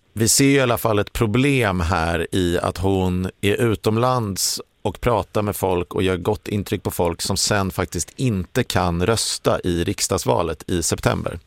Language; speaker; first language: Swedish; native; Swedish